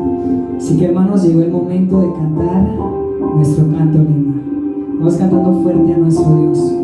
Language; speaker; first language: Spanish; native; Spanish